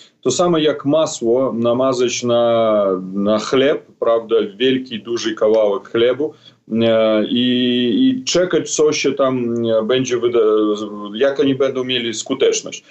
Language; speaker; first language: Polish; non-native, fluent; Belarusian